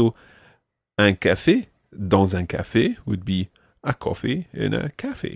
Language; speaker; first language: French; non-native, fluent; English